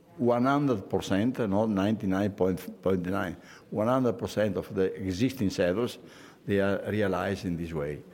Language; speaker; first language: English; non-native, fluent; Italian